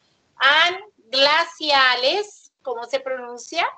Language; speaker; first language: Spanish; native; Spanish